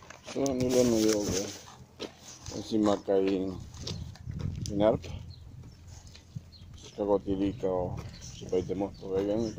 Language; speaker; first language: Swedish; non-native, learner; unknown